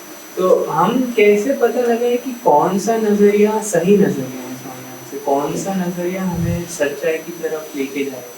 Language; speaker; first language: Hindi; native; Hindi